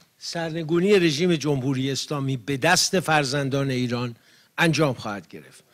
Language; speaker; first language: Persian; native; Persian